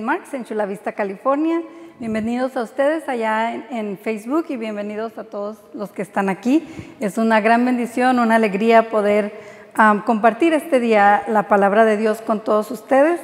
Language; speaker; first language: Spanish; native; Spanish